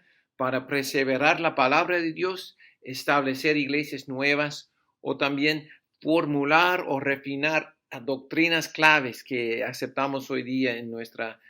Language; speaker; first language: Spanish; non-native, fluent; English